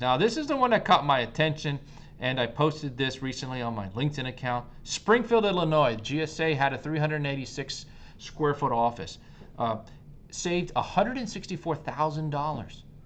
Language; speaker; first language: English; native; English